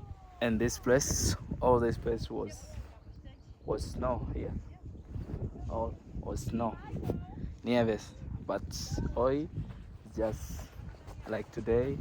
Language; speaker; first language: English; non-native, learner; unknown